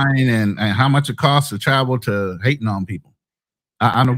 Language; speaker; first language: English; native; English